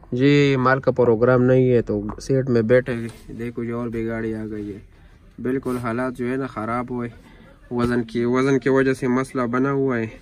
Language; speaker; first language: Urdu; non-native, local second language; Pashto